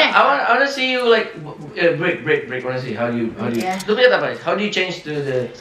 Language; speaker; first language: English; non-native, fluent; Indonesian